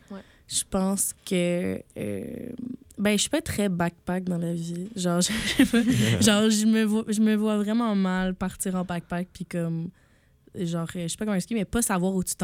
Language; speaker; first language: French; native; French